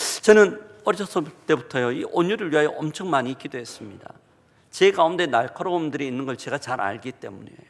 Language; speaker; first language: Korean; native; Korean